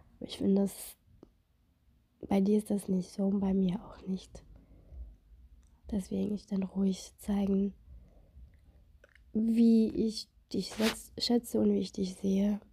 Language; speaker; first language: German; non-native, fluent; Russian